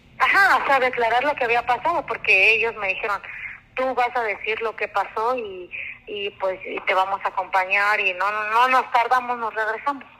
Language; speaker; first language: Spanish; non-native, local second language; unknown